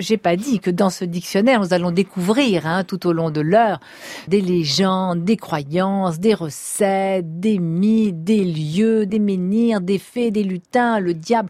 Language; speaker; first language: French; native; French